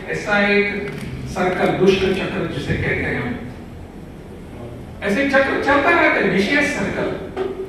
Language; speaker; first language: Hindi; non-native, local second language; Konkani